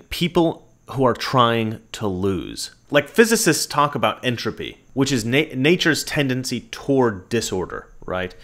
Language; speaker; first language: English; native; English